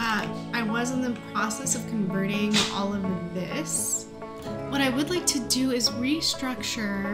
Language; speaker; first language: English; native; English